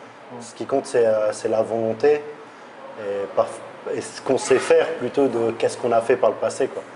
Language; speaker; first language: French; early bilingual, other home language; Arabic